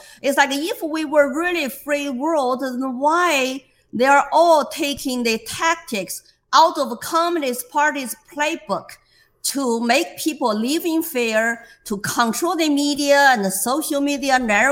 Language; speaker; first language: English; non-native, fluent; Chinese